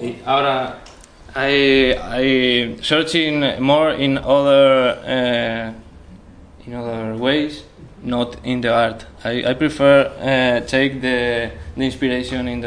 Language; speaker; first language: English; non-native, learner; Spanish